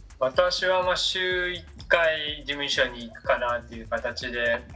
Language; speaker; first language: Japanese; native; Japanese